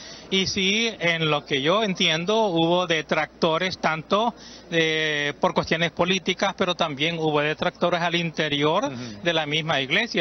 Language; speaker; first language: Spanish; native; Spanish